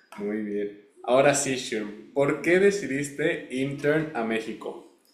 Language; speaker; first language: Spanish; native; Spanish